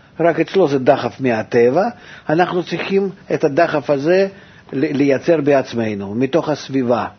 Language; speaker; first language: Hebrew; non-native, fluent; Russian